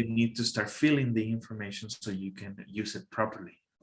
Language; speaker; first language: English; non-native, fluent; Spanish